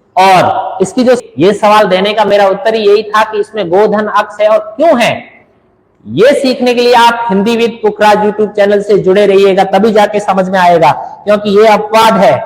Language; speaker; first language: Hindi; native; Hindi